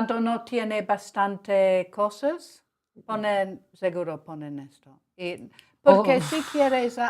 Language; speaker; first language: Spanish; non-native, learner; English